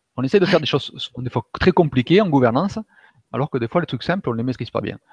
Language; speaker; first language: French; native; French